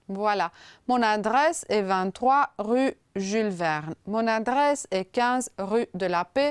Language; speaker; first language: French; non-native, fluent; Romanian